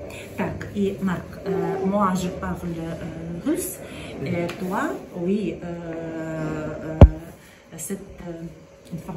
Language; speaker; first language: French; non-native, learner; Russian